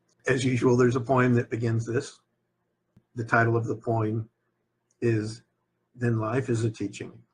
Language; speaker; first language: English; native; English